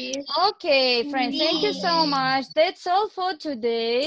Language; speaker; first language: English; non-native, fluent; Russian